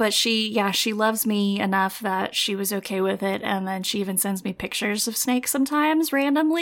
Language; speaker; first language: English; native; English